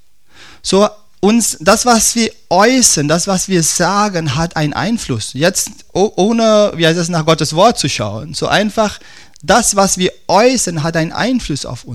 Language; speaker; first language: German; non-native, fluent; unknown